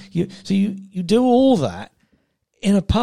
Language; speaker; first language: English; native; English